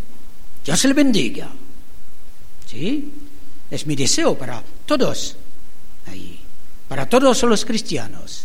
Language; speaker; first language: Spanish; non-native, learner; French